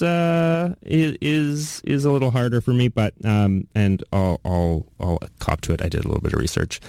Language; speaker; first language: English; native; English